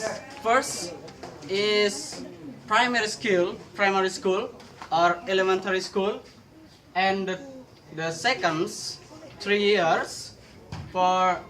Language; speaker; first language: English; non-native, learner; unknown